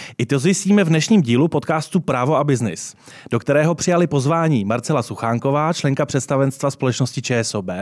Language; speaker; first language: Czech; native; Czech